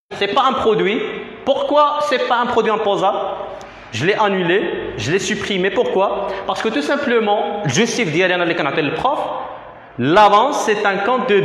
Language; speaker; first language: French; non-native, local second language; Arabic